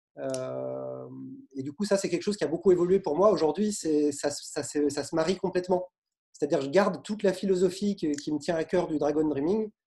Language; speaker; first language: French; native; French